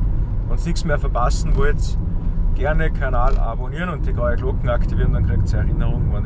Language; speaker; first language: German; native; German